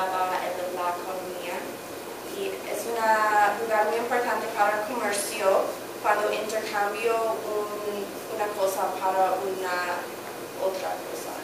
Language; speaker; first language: Spanish; non-native, learner; English